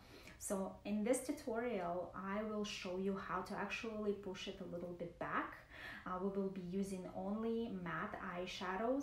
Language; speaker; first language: English; non-native, fluent; Russian